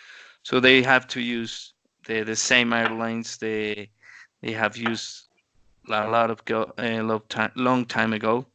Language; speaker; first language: English; non-native, learner; Spanish